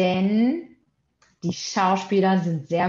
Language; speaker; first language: German; non-native, fluent; Portuguese